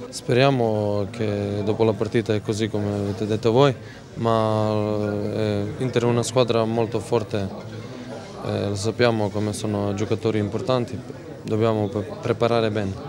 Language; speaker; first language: Italian; non-native, fluent; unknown